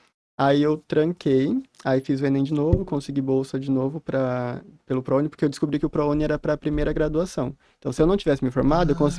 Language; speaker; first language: Portuguese; native; Portuguese